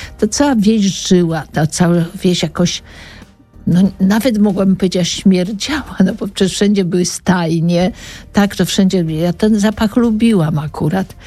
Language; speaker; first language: Polish; native; Polish